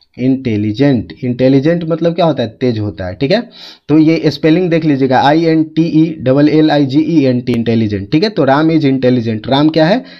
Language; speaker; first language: Hindi; native; Hindi